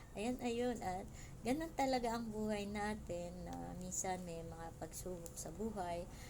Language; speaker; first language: Filipino; native; Filipino